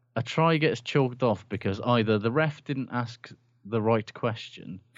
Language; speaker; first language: English; native; English